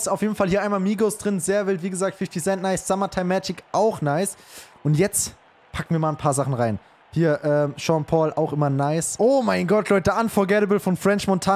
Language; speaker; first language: German; native; German